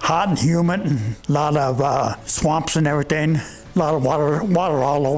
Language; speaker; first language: English; native; English